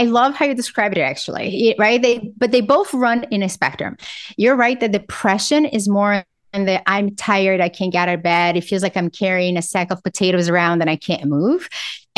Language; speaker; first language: English; non-native, fluent; Portuguese